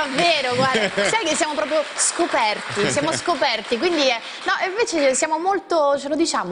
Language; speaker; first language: Italian; native; Italian